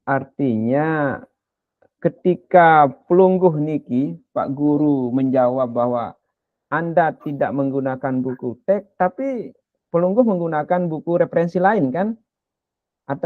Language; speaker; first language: Indonesian; non-native, local second language; Sasak